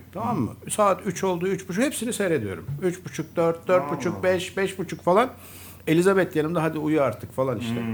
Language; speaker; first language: Turkish; native; Turkish